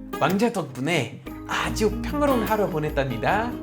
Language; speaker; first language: Korean; native; Korean